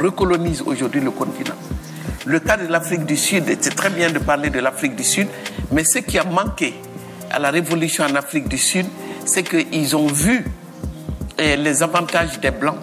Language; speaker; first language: French; non-native, local second language; Bambara